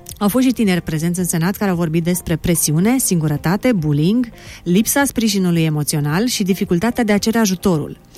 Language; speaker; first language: Romanian; native; Romanian